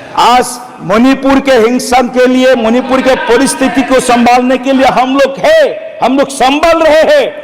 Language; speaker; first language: Hindi; non-native, local second language; Assamese